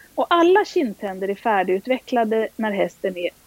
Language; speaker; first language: Swedish; native; Swedish